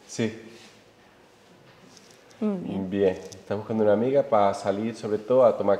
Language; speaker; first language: Spanish; native; Spanish